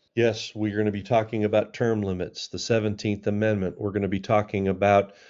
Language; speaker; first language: English; native; English